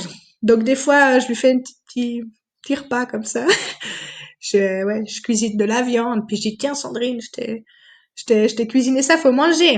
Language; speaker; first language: French; native; French